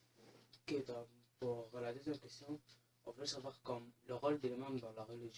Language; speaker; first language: French; non-native, fluent; Arabic